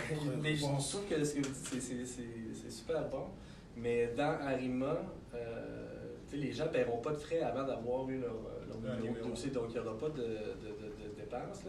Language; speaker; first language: French; native; French